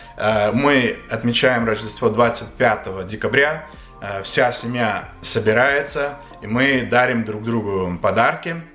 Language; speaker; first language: Russian; non-native, fluent; English